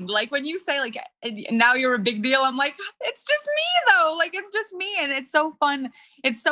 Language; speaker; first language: English; non-native, fluent; French